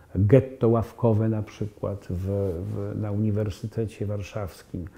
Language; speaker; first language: Polish; native; Polish